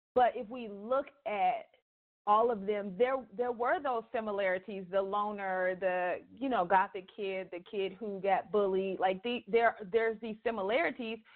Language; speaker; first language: English; native; English